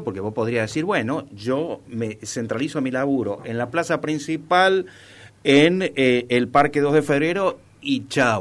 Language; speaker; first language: Spanish; native; Spanish